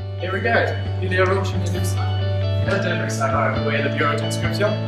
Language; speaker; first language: French; non-native, learner; English